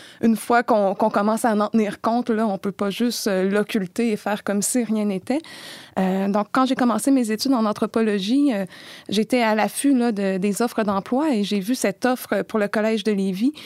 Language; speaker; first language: French; native; French